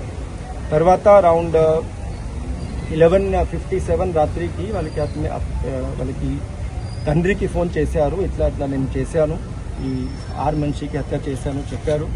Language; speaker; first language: Telugu; non-native, local second language; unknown